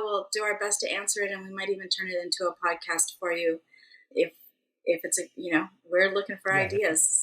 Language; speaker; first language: English; native; English